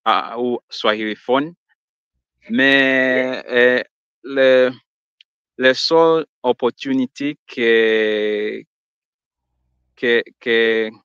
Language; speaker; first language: French; non-native, learner; Swahili